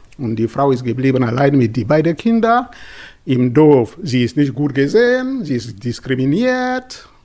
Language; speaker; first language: German; non-native, learner; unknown